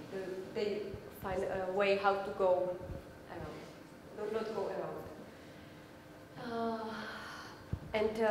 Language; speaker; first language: English; non-native, learner; Czech